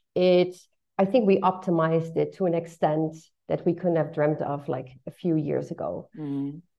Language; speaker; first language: English; non-native, fluent; Dutch